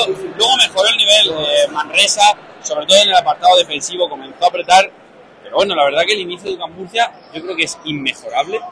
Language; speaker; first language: Spanish; native; Spanish